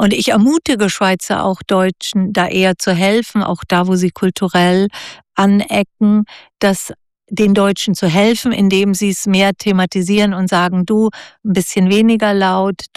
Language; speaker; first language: German; native; German